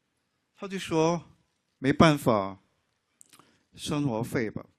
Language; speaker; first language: Chinese; non-native, local second language; English